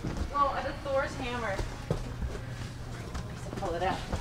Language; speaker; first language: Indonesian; non-native, learner; English